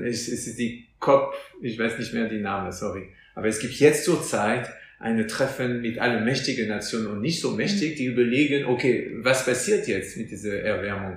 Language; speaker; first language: German; non-native, fluent; French